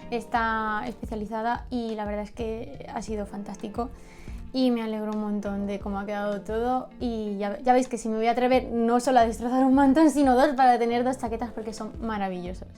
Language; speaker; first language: Spanish; native; Spanish